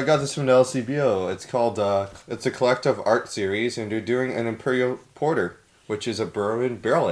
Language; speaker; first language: English; native; English